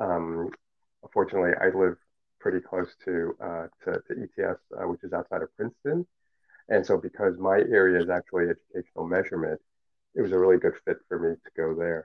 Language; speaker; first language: English; early bilingual, other home language; Cantonese